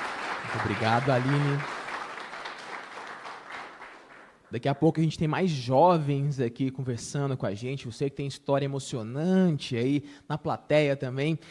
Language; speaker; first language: Portuguese; native; Portuguese